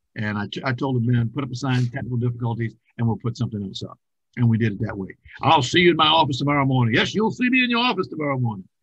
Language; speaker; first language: English; native; English